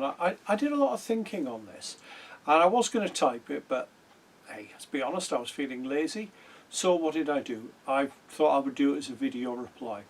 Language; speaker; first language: English; native; English